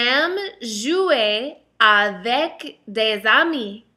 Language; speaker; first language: French; non-native, fluent; English